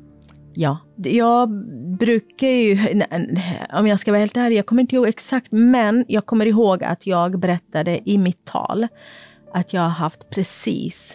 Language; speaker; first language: Swedish; non-native, fluent; Kurdish